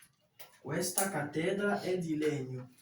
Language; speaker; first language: Italian; non-native, fluent; French